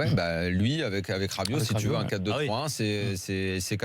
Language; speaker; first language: French; native; French